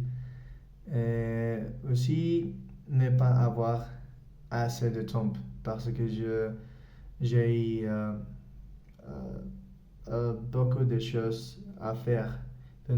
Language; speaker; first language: French; non-native, learner; Spanish